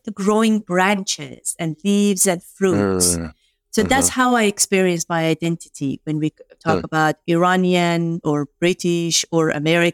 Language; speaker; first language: English; non-native, fluent; Persian